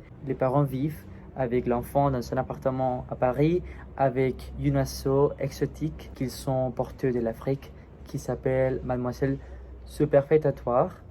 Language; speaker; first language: French; non-native, learner; Spanish